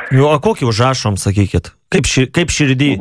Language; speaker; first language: Lithuanian; native; Lithuanian